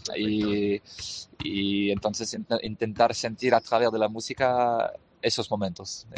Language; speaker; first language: Spanish; non-native, fluent; French